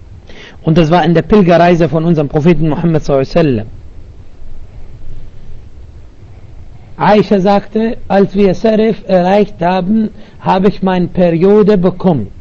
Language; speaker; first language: German; non-native, learner; Arabic